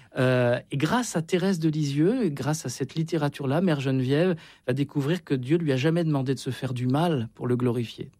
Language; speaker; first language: French; native; French